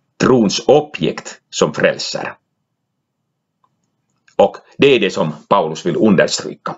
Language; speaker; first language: Swedish; non-native, local second language; Finnish